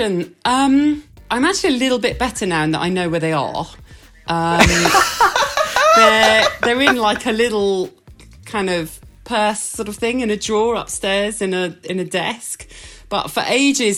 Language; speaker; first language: English; native; English